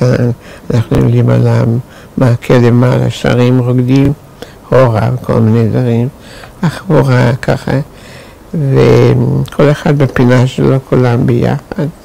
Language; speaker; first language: Hebrew; non-native, fluent; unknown